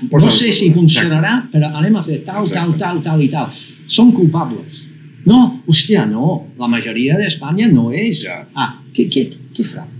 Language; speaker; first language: Catalan; non-native, fluent; English